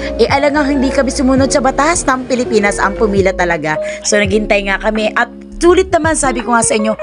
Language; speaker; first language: Filipino; native; Filipino